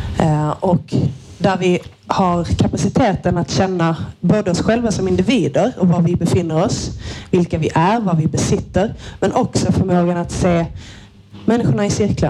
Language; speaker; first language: Swedish; native; Swedish